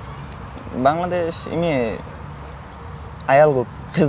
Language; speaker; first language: Kyrgyz; non-native, learner; Bangla